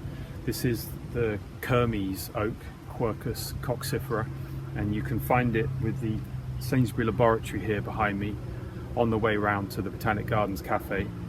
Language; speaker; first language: English; native; English